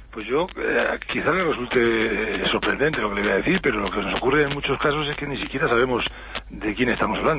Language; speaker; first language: Spanish; native; Spanish